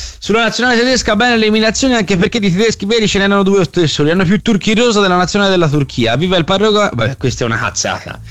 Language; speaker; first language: Italian; native; Italian